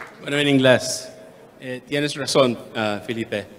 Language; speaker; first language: Spanish; early bilingual, heritage; English